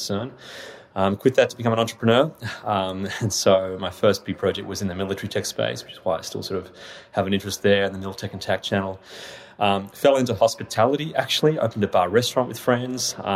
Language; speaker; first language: English; native; English